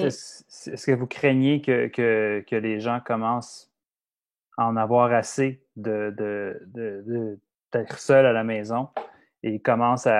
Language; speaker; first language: French; native; French